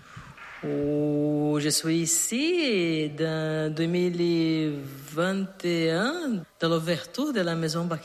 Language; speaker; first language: French; non-native, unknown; Portuguese